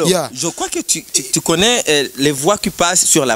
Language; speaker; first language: French; non-native, local second language; Rundi